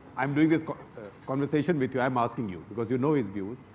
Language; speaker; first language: English; non-native, local second language; Hindi